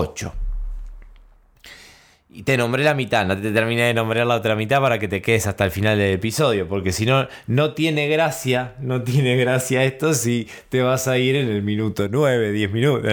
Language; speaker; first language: Spanish; native; Spanish